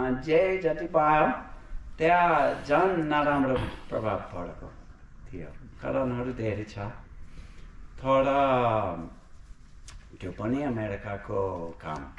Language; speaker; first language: Nepali; non-native, fluent; English